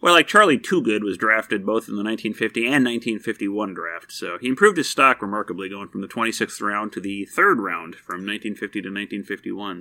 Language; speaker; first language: English; native; English